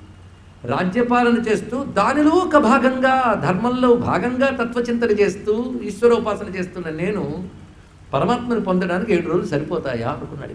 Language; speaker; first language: Telugu; native; Telugu